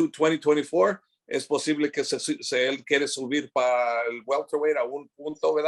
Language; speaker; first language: Spanish; early bilingual, heritage; English